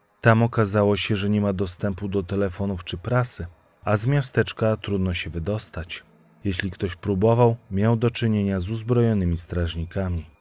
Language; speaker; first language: Polish; native; Polish